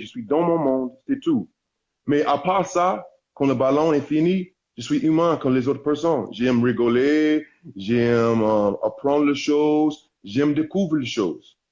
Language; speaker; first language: French; non-native, learner; English